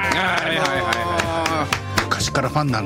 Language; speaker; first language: Japanese; native; Japanese